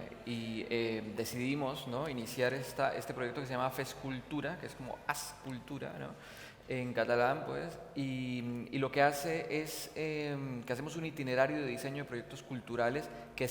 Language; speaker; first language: Spanish; native; Spanish